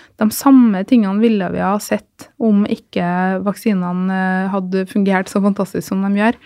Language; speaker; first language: Norwegian; native; Norwegian